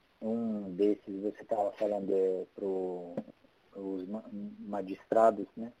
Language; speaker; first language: Portuguese; non-native, fluent; Italian